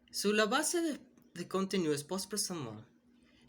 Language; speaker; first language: French; non-native, learner; Spanish